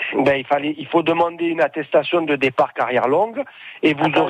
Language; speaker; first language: French; native; French